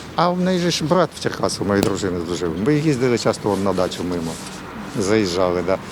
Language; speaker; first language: Ukrainian; native; Ukrainian